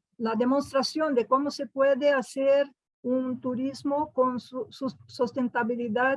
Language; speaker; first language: Spanish; non-native, fluent; Portuguese